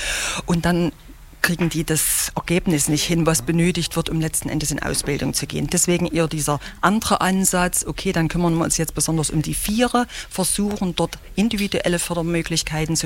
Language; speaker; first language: German; native; German